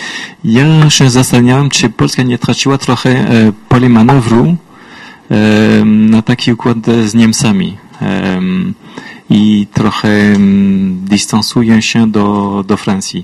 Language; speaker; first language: Polish; non-native, fluent; French